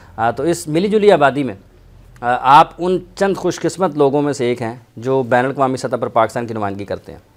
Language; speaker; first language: Urdu; non-native, local second language; Punjabi